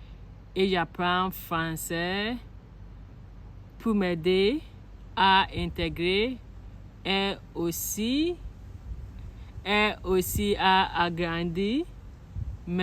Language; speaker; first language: French; non-native, learner; Akan